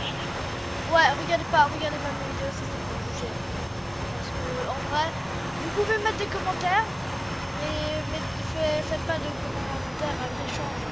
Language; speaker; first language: French; native; French